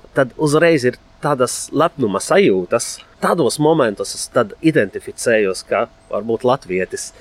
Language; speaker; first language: Latvian; non-native, fluent; Arabic